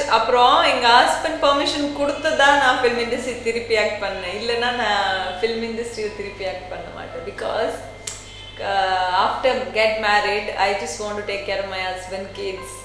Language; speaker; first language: Tamil; non-native, learner; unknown